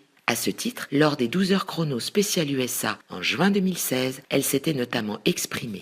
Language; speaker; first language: French; native; French